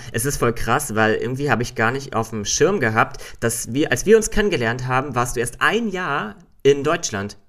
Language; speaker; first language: German; native; German